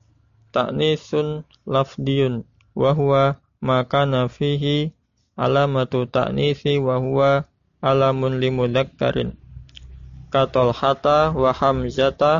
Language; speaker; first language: Arabic; non-native, learner; Indonesian